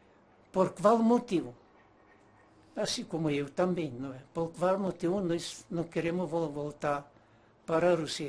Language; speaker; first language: Portuguese; non-native, learner; Ukrainian